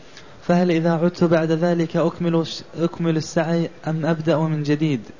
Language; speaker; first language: Arabic; native; Arabic